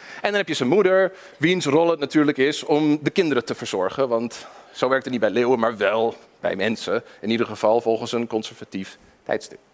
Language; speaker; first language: Dutch; early bilingual, other home language; English